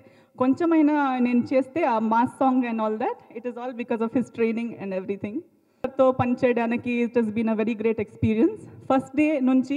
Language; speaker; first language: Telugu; non-native, learner; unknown